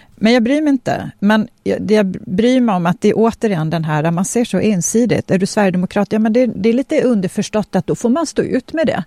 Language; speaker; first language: Swedish; early bilingual, other home language; Polish